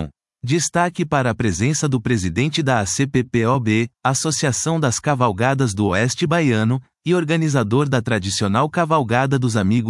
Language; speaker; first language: Portuguese; native; Portuguese